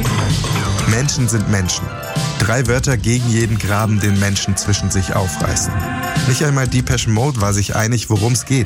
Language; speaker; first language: German; native; German